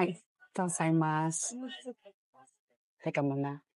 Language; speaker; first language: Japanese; non-native, learner; Filipino